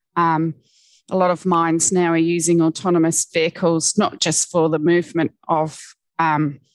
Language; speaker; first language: English; native; English